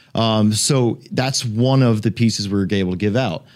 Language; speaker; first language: English; native; English